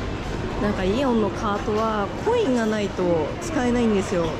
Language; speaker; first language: Japanese; native; Japanese